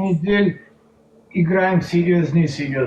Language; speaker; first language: Russian; non-native, learner; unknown